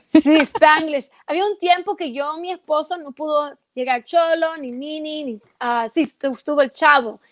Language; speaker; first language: Spanish; early bilingual, heritage; Spanish